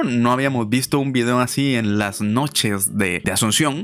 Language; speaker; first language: Spanish; native; Spanish